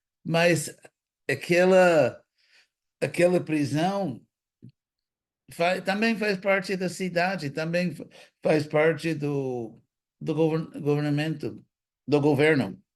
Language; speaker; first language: Portuguese; non-native, fluent; English